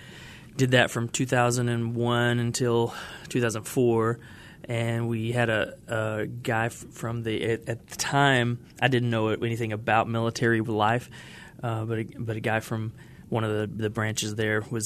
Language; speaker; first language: English; native; English